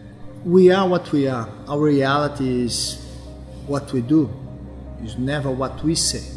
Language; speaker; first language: English; non-native, fluent; Portuguese